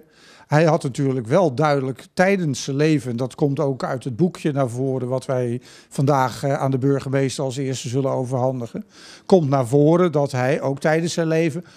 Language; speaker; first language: Dutch; native; Dutch